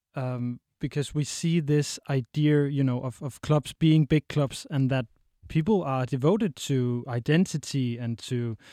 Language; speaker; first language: English; non-native, fluent; Danish